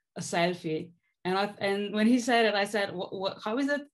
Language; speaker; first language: English; non-native, fluent; Slovenian